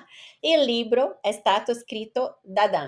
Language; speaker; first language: Italian; non-native, fluent; Portuguese